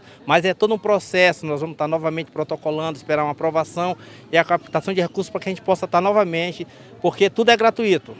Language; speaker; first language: Portuguese; native; Portuguese